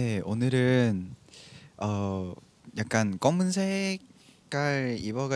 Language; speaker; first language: Korean; non-native, learner; Vietnamese